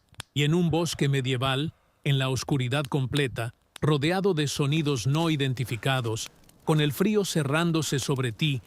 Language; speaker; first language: Spanish; native; Spanish